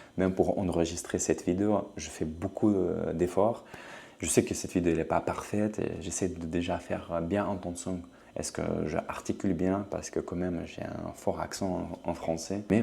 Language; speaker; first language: French; non-native, fluent; Ukrainian